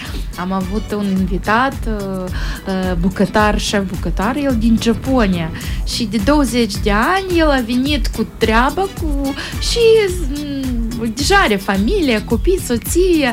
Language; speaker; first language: Romanian; non-native, local second language; Russian